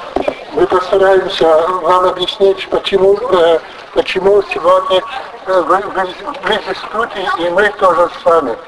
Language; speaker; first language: Russian; non-native, fluent; French